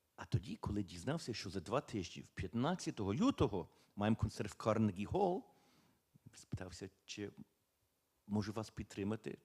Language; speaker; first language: Ukrainian; early bilingual, heritage; Ukrainian